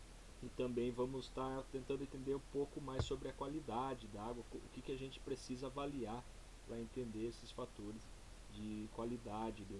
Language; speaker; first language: Portuguese; native; Portuguese